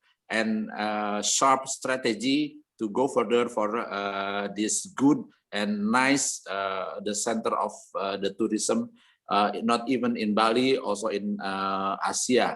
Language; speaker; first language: English; non-native, learner; Indonesian